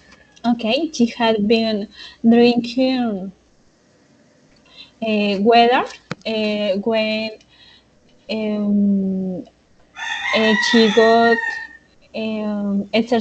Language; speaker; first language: English; non-native, learner; Spanish